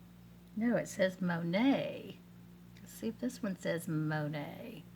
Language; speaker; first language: English; native; English